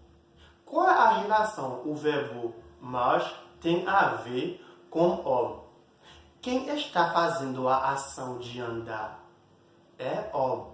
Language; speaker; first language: Portuguese; non-native, fluent; Haitian Creole